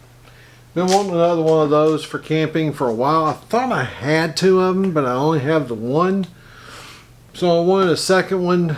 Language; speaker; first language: English; native; English